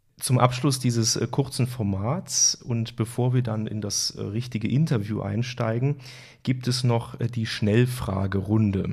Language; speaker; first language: German; native; German